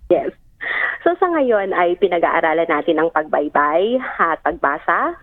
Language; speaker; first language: Filipino; native; Filipino